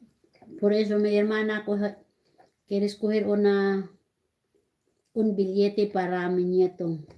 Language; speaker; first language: Spanish; non-native, learner; Cebuano